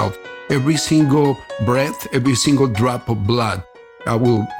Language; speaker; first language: English; non-native, fluent; Spanish